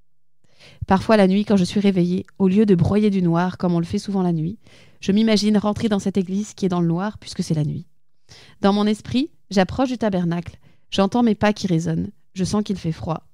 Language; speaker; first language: French; native; French